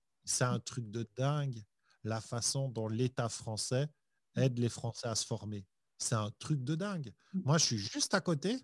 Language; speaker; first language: French; native; French